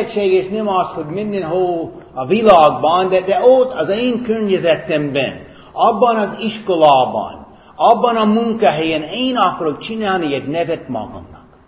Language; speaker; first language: Hungarian; non-native, fluent; English